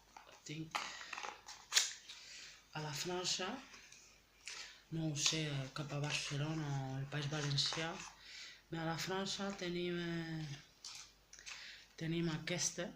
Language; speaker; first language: Catalan; non-native, learner; French